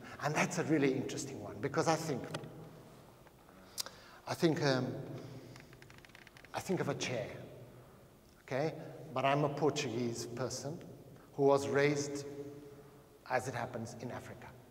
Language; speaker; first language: English; non-native, fluent; Portuguese